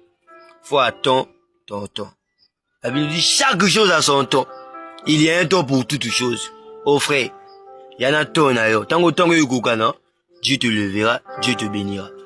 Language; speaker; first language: French; non-native, local second language; Lingala